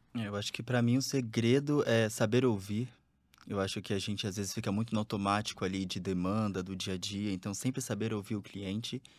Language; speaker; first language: Portuguese; native; Portuguese